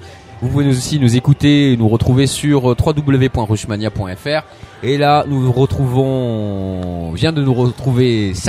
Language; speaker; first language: French; native; French